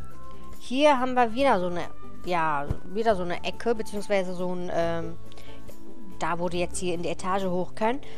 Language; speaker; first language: German; native; German